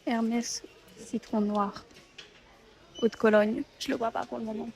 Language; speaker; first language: French; native; French